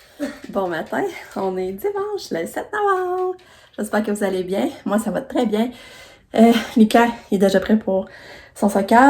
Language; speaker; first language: French; native; French